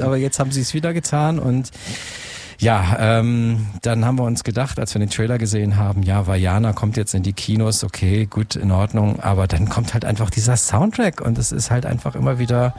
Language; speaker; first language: German; native; German